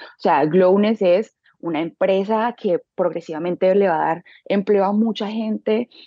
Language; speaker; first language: Spanish; native; Spanish